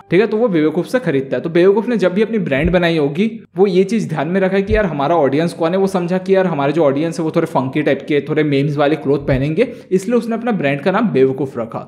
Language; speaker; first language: Hindi; non-native, local second language; Bangla